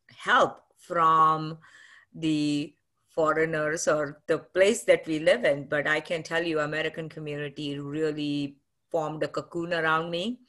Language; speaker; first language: English; non-native, local second language; Marathi